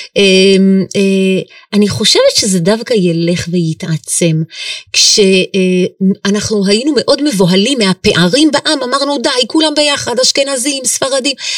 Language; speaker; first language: Hebrew; native; Hebrew